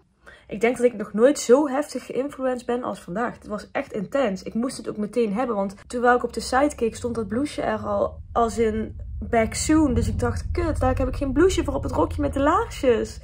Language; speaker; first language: Dutch; native; Dutch